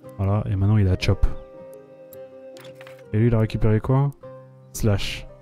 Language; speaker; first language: French; native; French